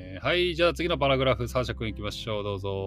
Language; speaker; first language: Japanese; native; Japanese